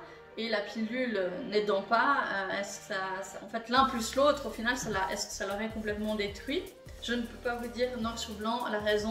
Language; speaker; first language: French; native; French